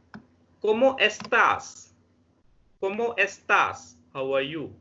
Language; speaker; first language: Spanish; non-native, fluent; Hindi